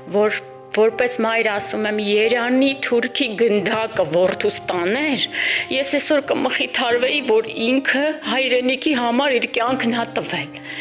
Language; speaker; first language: Armenian; native; Armenian